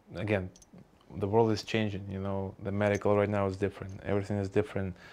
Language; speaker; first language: English; non-native, learner; Russian